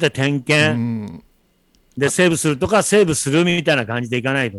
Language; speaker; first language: Japanese; native; Japanese